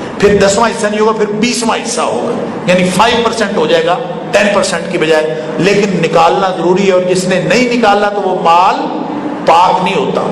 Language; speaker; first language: Urdu; non-native, local second language; Punjabi